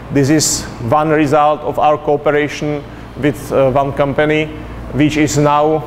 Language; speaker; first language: English; non-native, fluent; Czech